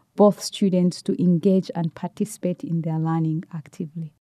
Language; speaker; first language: English; non-native, local second language; Ganda